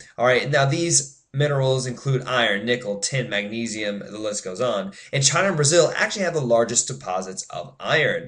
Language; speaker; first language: English; native; English